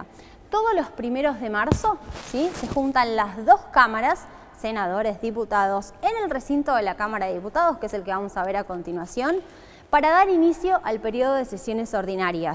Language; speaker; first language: Spanish; native; Spanish